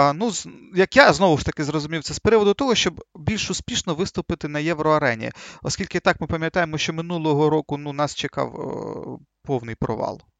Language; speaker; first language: Ukrainian; native; Ukrainian